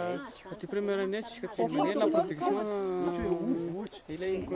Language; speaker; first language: French; non-native, local second language; Malagasy